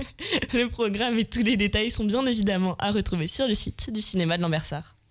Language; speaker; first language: French; native; French